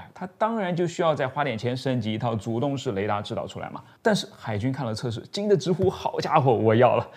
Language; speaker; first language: Chinese; native; Chinese